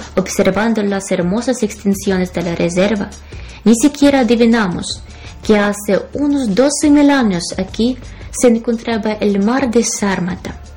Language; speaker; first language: Spanish; non-native, fluent; Ukrainian